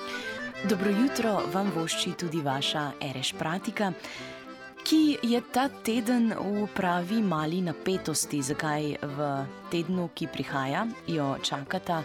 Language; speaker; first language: Slovenian; native; Slovenian